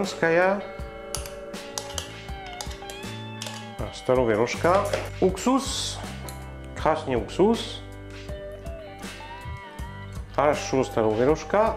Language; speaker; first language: Russian; non-native, learner; French